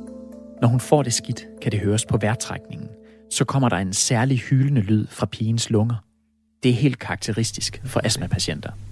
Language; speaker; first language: Danish; native; Danish